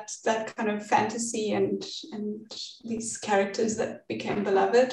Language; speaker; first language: English; native; English